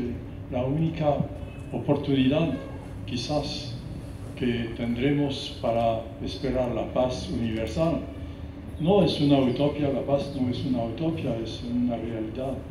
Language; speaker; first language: Spanish; non-native, fluent; French